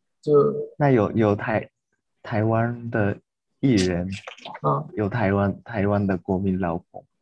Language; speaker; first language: Chinese; non-native, fluent; Japanese